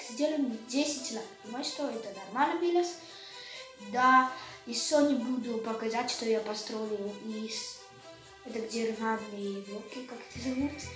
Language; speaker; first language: Russian; early bilingual, heritage; Russian